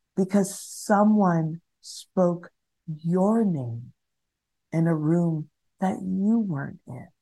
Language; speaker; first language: English; native; English